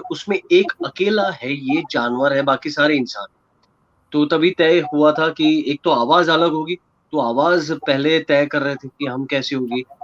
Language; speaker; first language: Hindi; non-native, local second language; Gujarati